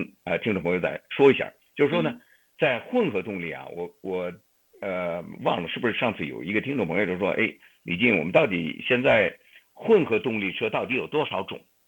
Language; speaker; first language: Chinese; native; Chinese